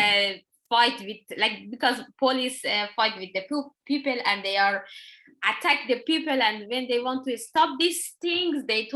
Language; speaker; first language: English; non-native, learner; Persian